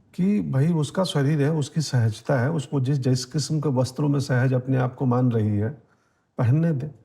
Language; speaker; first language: Hindi; native; Hindi